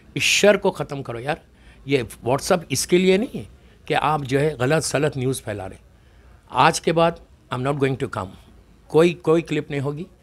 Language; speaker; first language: Hindi; native; Hindi